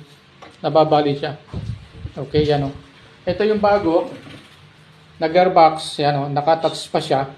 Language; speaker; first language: Filipino; native; Filipino